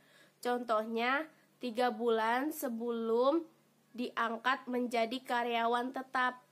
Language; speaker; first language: Indonesian; native; Indonesian